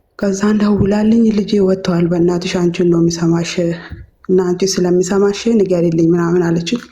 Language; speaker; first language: Amharic; non-native, local second language; Oromo